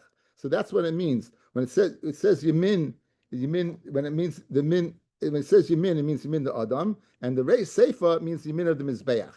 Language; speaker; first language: English; native; English